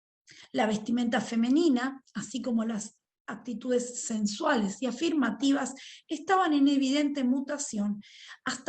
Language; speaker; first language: Spanish; native; Spanish